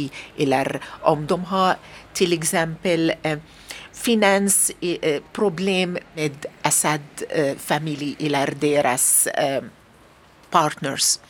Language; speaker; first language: Swedish; non-native, learner; Arabic